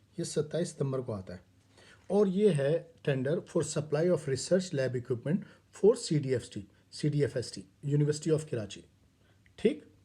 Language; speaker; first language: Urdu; native; Urdu